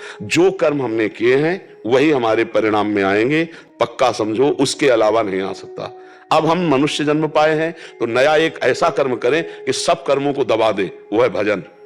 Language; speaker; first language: Hindi; native; Hindi